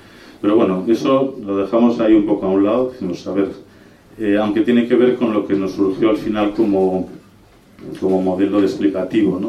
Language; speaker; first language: Spanish; native; Spanish